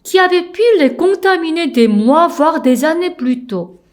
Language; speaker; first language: French; non-native, fluent; Korean